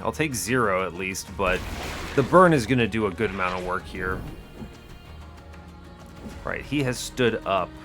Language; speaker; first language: English; native; English